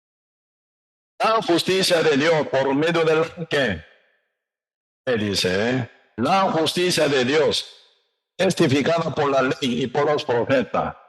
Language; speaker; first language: Spanish; non-native, learner; Korean